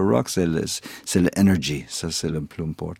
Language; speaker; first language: French; non-native, fluent; English